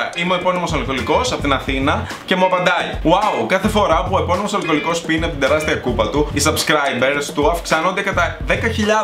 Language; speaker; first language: Greek; native; Greek